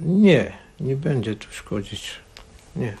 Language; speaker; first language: Polish; non-native, learner; Armenian